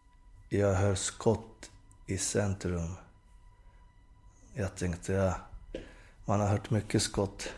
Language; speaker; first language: Swedish; non-native, fluent; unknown